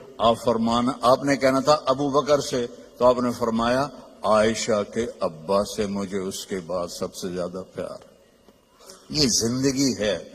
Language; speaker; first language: Urdu; non-native, local second language; Punjabi